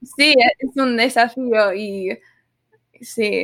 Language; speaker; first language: Spanish; early bilingual, other home language; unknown